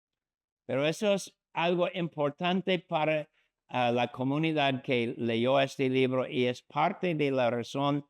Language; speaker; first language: Spanish; non-native, fluent; English